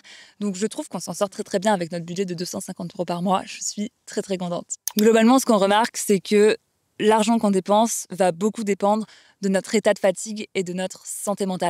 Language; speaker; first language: French; native; French